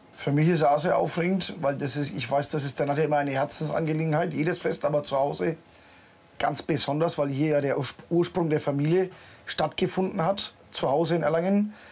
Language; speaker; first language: German; early bilingual, other home language; Italian